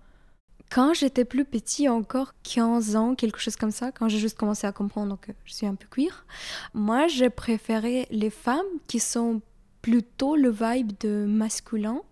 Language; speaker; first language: French; non-native, fluent; Ukrainian